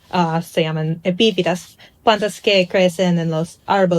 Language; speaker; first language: Spanish; non-native, learner; English